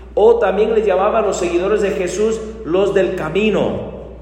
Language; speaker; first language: Spanish; non-native, fluent; English